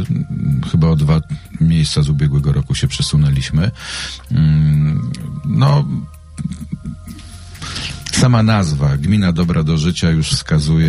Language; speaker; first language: Polish; native; Polish